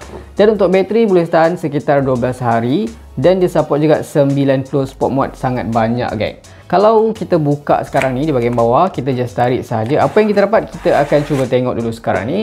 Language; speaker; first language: Malay; native; Malay